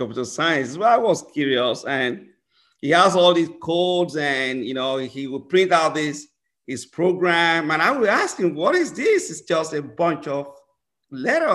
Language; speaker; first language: English; non-native, local second language; Yoruba